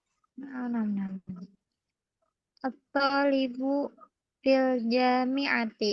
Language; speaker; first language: Arabic; non-native, learner; Indonesian